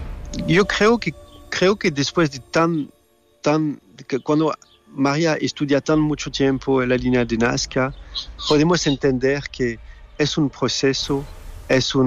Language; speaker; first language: Spanish; non-native, learner; French